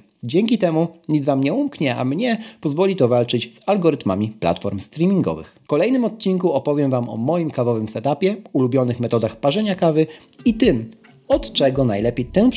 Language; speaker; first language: Polish; native; Polish